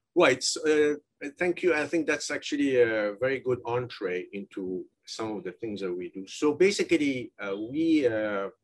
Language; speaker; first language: English; non-native, fluent; Persian